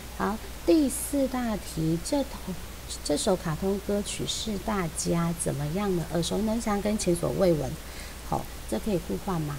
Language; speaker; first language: Chinese; native; Chinese